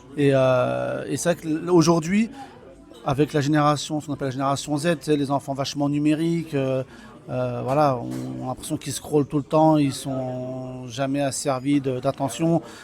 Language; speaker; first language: French; early bilingual, other home language; Kabyle